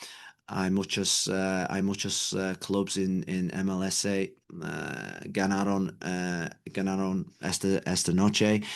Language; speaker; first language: Spanish; non-native, learner; English